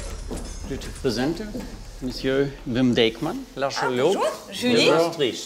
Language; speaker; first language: French; non-native, learner; German